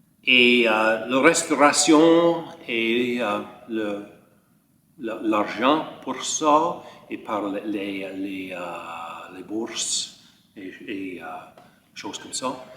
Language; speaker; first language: French; early bilingual, heritage; French